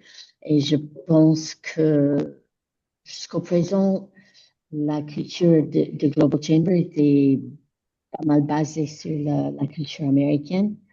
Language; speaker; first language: French; non-native, fluent; English